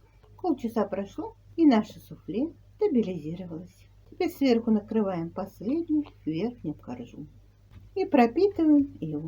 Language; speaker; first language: Russian; native; Russian